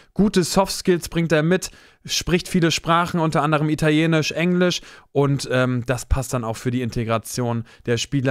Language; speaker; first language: German; native; German